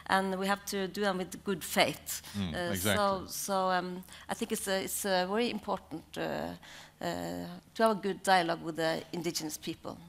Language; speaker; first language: English; non-native, learner; Norwegian